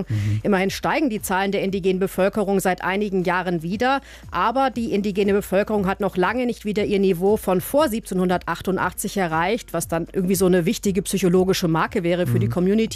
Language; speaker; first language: German; native; German